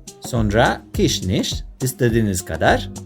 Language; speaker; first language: Turkish; non-native, learner; Spanish